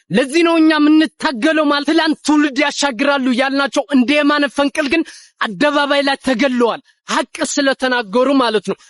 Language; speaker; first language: Amharic; non-native, local second language; Tigrinya